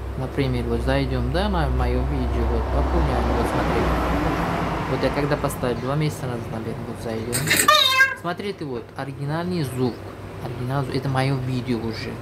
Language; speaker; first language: Russian; non-native, local second language; Uzbek